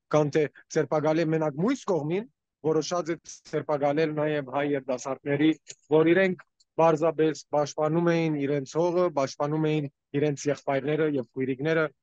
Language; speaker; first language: Armenian; early bilingual, heritage; Armenian